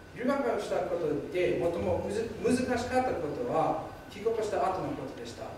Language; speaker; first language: Japanese; non-native, fluent; English